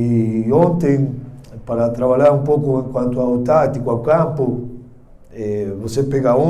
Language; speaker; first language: Portuguese; non-native, learner; Spanish